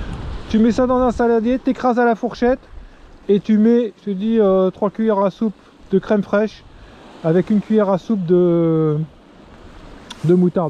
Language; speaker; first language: French; native; French